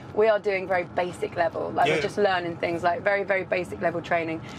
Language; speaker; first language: English; native; English